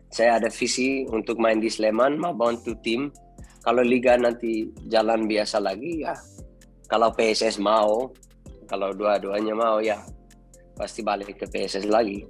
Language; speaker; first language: Indonesian; non-native, fluent; Dutch